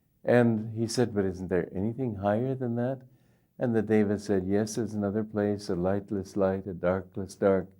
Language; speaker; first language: English; native; English